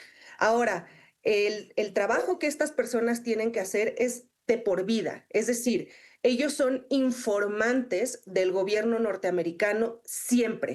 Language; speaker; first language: Spanish; native; Spanish